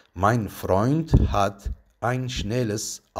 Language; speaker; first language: German; non-native, fluent; Turkish